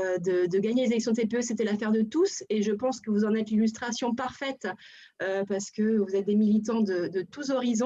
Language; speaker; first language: French; native; French